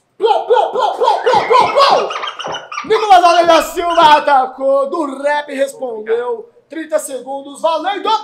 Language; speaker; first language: Portuguese; native; Portuguese